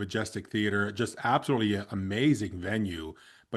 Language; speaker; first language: English; native; English